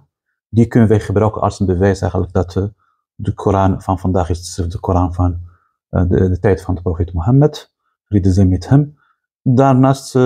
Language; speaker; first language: Dutch; non-native, fluent; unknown